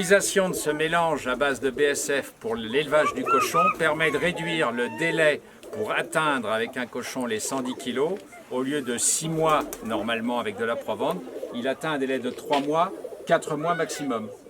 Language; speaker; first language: French; native; French